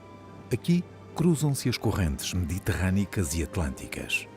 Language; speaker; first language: Portuguese; native; Portuguese